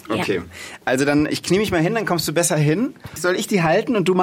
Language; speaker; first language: German; native; German